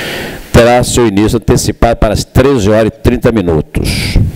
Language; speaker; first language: Portuguese; native; Portuguese